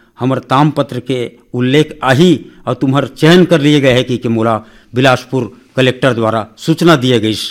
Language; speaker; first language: Hindi; non-native, local second language; Chhattisgarhi